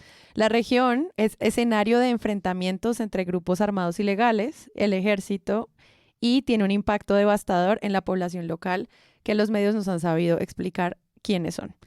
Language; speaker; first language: Spanish; native; Spanish